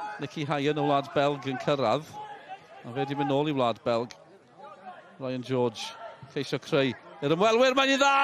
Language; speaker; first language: Welsh; native; Welsh